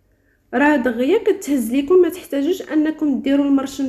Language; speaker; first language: Arabic; native; Arabic